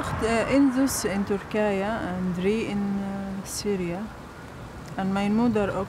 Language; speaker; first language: Dutch; non-native, learner; Arabic